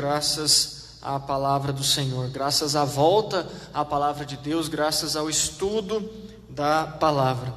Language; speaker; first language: Portuguese; native; Portuguese